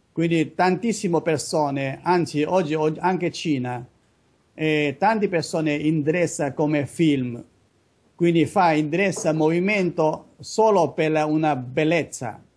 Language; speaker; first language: Italian; non-native, learner; Chinese